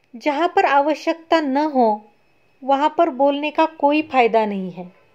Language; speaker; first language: Hindi; non-native, local second language; Marathi